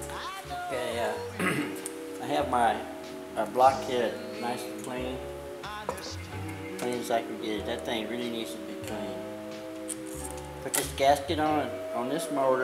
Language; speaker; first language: English; native; English